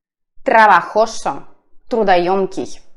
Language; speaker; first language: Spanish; non-native, fluent; Russian